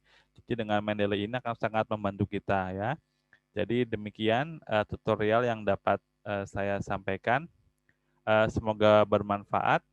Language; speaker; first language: Indonesian; native; Indonesian